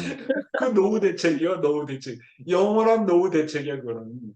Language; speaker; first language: Korean; native; Korean